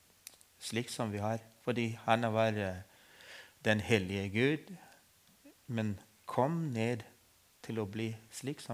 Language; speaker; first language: Norwegian; non-native, fluent; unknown